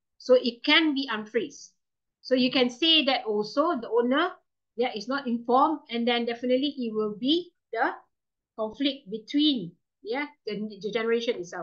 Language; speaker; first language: English; non-native, local second language; Malay